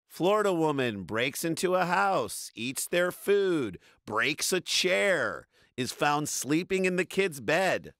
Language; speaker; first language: English; native; English